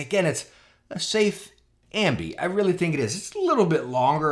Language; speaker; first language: English; native; English